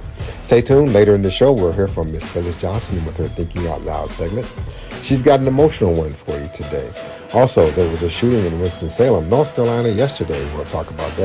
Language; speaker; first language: English; native; English